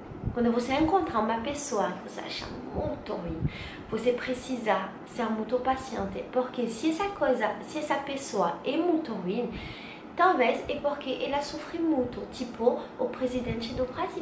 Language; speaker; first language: Portuguese; non-native, learner; French